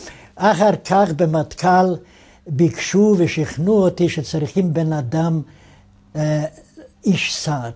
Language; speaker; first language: Hebrew; non-native, fluent; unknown